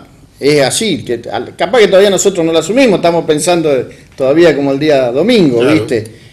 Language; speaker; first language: Spanish; native; Spanish